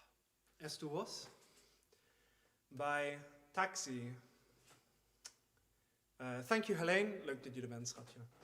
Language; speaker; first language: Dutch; non-native, fluent; English